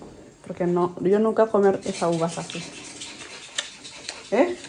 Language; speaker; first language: Spanish; non-native, learner; Indonesian